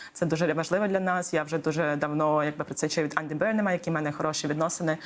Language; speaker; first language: Ukrainian; native; Ukrainian